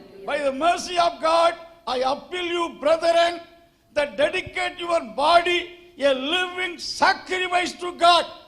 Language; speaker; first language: English; non-native, local second language; Tamil